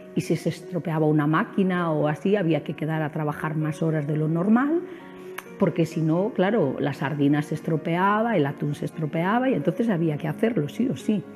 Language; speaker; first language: Spanish; native; Spanish